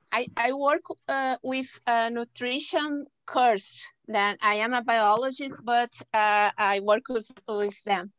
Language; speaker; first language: English; non-native, learner; Portuguese